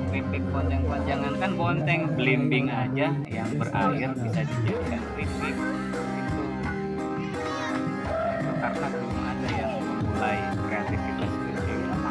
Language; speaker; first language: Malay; non-native, local second language; Sundanese